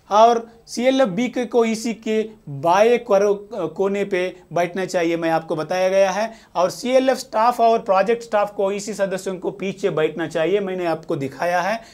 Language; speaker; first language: Hindi; non-native, local second language; Telugu